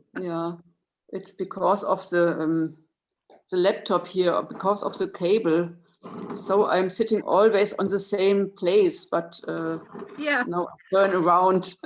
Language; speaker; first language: English; non-native, fluent; German